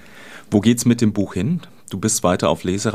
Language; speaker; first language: German; native; German